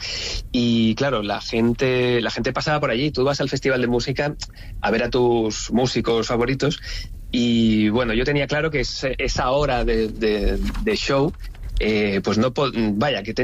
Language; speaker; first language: Spanish; native; Spanish